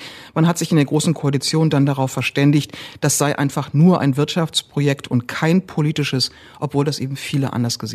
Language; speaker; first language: German; native; German